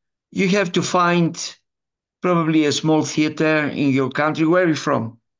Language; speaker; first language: English; non-native, fluent; Greek